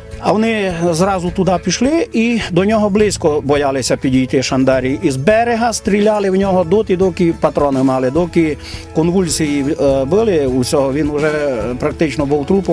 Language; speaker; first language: Ukrainian; native; Ukrainian